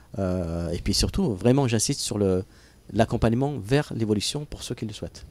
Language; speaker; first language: French; non-native, fluent; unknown